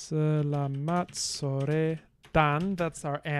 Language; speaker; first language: Indonesian; non-native, learner; English